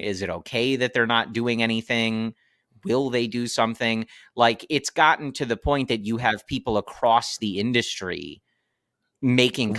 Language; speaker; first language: English; native; English